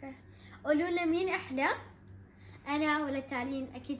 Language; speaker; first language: Arabic; native; Arabic